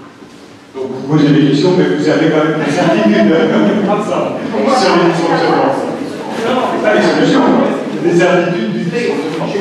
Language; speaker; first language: French; native; French